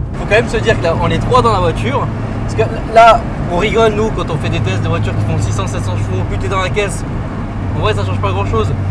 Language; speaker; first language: French; native; French